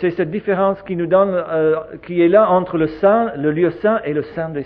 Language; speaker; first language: French; native; French